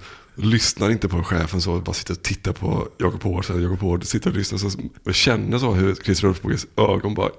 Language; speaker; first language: Swedish; native; Swedish